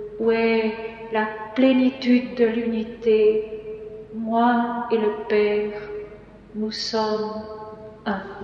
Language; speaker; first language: French; native; French